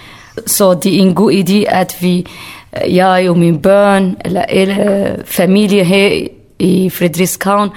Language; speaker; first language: Danish; non-native, learner; Kurdish